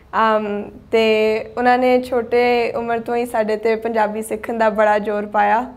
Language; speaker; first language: Punjabi; early bilingual, heritage; Punjabi